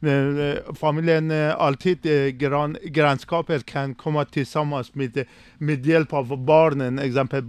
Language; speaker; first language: Swedish; non-native, learner; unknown